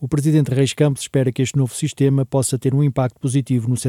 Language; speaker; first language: Portuguese; native; Portuguese